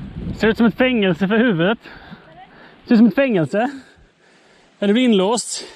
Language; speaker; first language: Swedish; native; Swedish